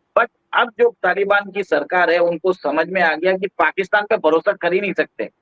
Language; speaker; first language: Hindi; native; Hindi